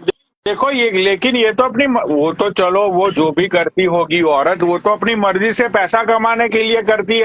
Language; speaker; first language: Hindi; native; Hindi